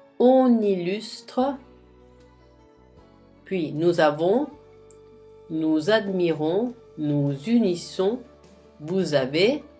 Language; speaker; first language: French; non-native, fluent; Italian